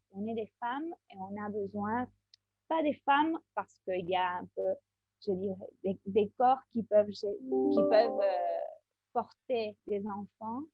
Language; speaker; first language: French; non-native, fluent; Spanish